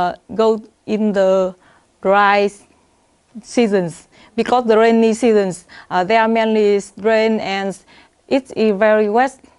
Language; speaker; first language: English; non-native, learner; Vietnamese